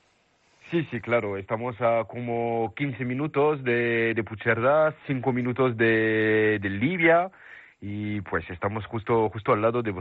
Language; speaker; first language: Spanish; non-native, fluent; French